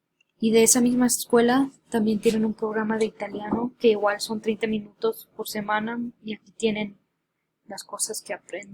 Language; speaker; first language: Spanish; early bilingual, heritage; Spanish